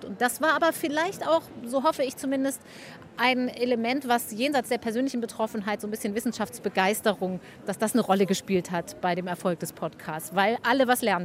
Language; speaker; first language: German; native; German